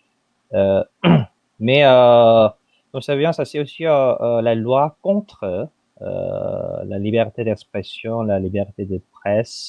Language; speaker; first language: French; non-native, fluent; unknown